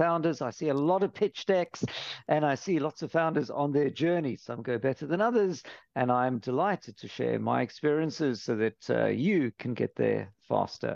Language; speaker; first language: English; native; English